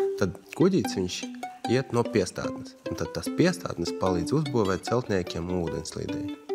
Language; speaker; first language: Latvian; non-native, local second language; Russian